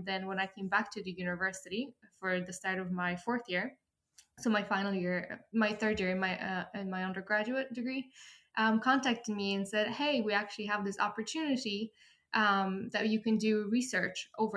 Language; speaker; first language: English; early bilingual, other home language; Polish